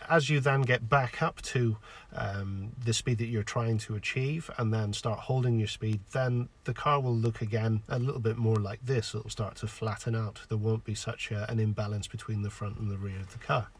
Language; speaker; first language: English; native; English